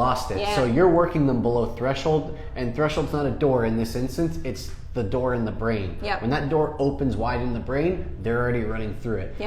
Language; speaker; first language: English; native; English